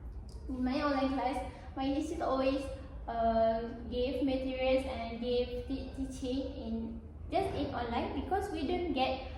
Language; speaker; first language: English; non-native, learner; Malay